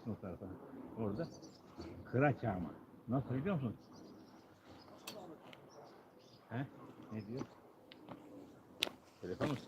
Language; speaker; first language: Turkish; native; Turkish